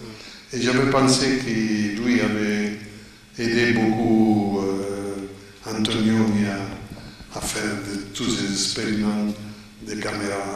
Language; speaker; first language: French; non-native, fluent; Italian